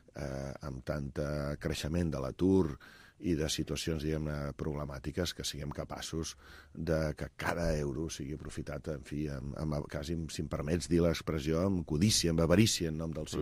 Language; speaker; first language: Catalan; native; Catalan